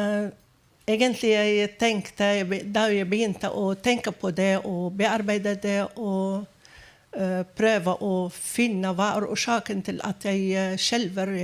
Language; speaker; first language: Norwegian; non-native, fluent; Arabic